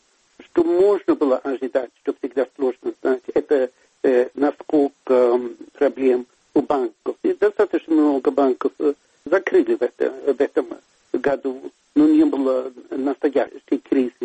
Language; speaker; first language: Russian; non-native, fluent; Swedish